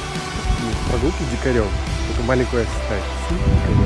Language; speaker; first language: Russian; native; Russian